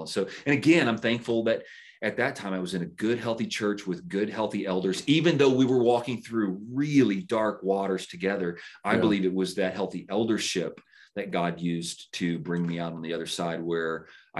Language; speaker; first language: English; native; English